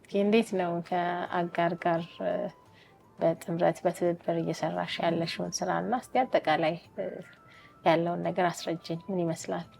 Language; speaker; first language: Amharic; native; Amharic